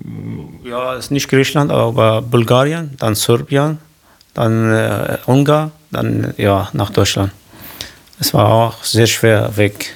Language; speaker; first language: German; non-native, learner; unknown